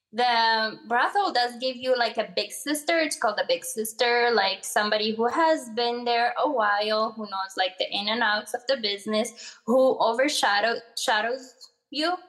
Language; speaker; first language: English; early bilingual, other home language; Arabic